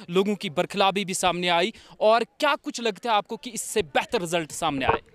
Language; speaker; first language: Hindi; non-native, local second language; Kashmiri